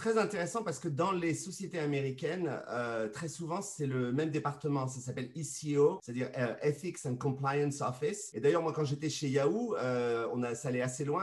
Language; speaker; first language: French; native; French